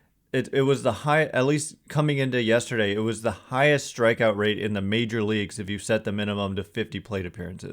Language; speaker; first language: English; native; English